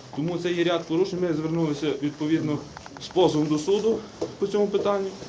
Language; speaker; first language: Ukrainian; native; Ukrainian